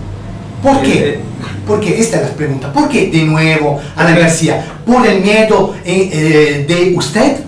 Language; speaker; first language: Spanish; non-native, fluent; Italian